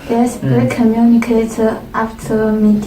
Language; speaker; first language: English; non-native, learner; Chinese